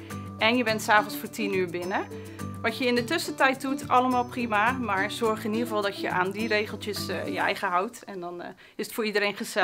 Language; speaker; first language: Dutch; native; Dutch